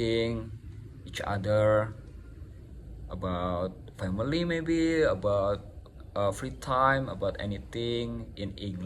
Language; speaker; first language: English; non-native, learner; Indonesian